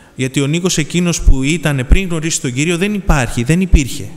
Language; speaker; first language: Greek; native; Greek